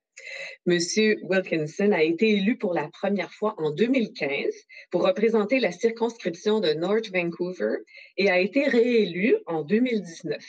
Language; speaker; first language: French; native; French